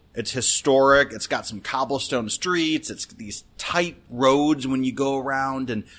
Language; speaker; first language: English; native; English